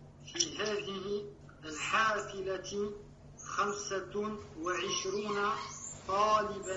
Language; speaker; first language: Arabic; non-native, learner; French